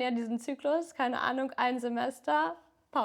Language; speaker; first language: German; native; German